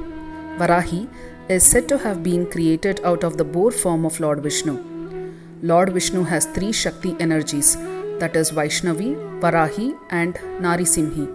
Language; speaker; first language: English; non-native, local second language; Kannada